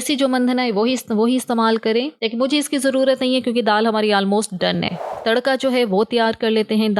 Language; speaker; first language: Hindi; native; Hindi